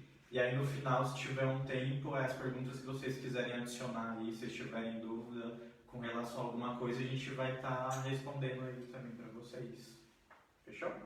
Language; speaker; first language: Portuguese; native; Portuguese